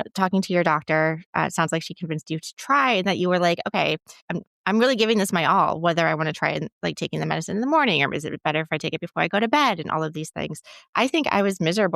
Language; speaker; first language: English; native; English